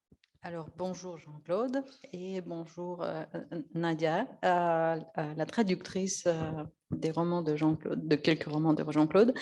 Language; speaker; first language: French; non-native, fluent; Russian